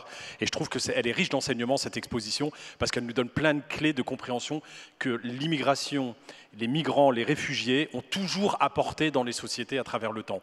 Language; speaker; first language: French; native; French